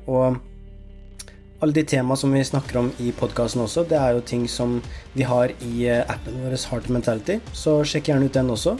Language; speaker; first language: Norwegian; native; Norwegian